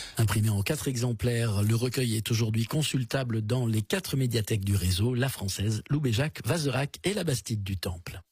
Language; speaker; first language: French; native; French